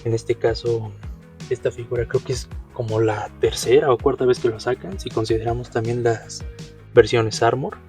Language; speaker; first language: Spanish; native; Spanish